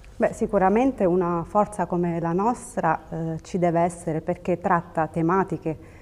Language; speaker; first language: Italian; early bilingual, other home language; Tigrinya